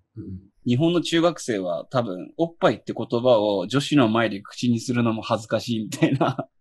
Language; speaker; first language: Japanese; native; Japanese